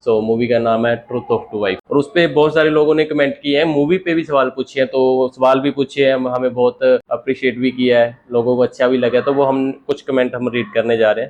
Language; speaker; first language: Hindi; native; Hindi